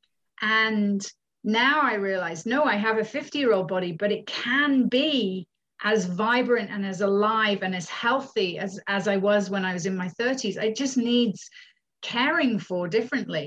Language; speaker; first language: English; native; English